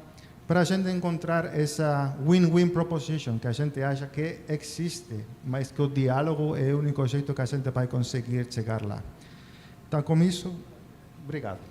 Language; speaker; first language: Portuguese; non-native, fluent; Spanish